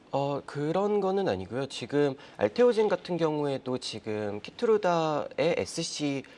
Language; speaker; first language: Korean; native; Korean